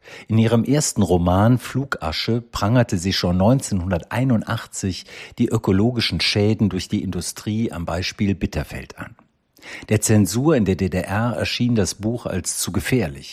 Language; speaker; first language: German; native; German